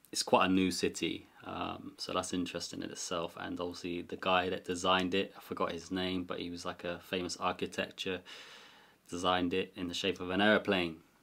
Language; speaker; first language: English; native; English